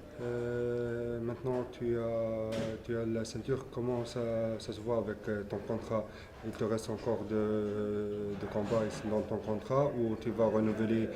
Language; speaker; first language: French; non-native, learner; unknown